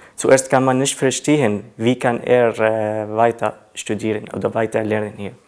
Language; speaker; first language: German; non-native, learner; Arabic